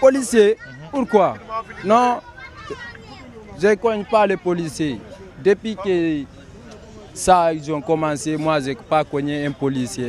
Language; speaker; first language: French; non-native, local second language; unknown